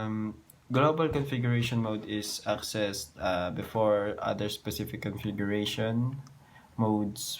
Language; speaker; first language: English; non-native, local second language; Filipino